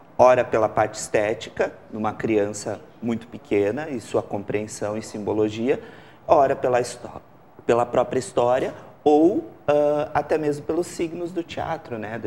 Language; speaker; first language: Portuguese; native; Portuguese